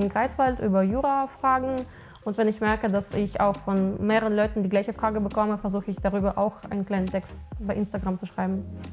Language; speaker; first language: German; non-native, fluent; Ukrainian